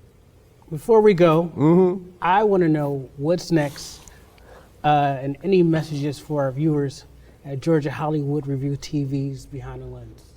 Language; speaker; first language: English; native; English